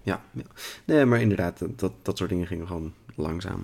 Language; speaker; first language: Dutch; native; Dutch